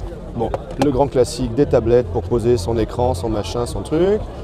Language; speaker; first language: French; native; French